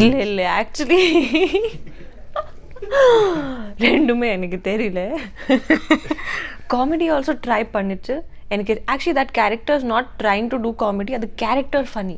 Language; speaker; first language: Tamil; non-native, learner; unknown